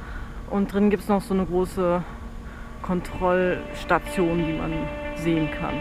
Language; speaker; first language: German; native; German